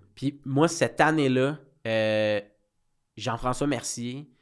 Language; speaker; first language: French; native; French